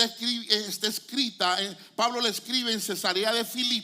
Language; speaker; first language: Spanish; native; Spanish